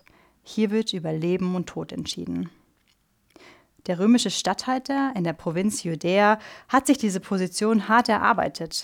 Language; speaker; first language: German; native; German